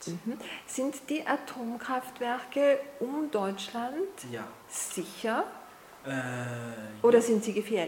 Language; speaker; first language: German; non-native, fluent; French